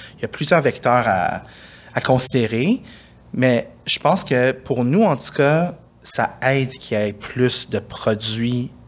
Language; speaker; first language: French; early bilingual, other home language; Persian